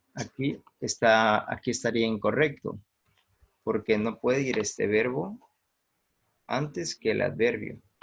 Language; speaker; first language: Spanish; native; Spanish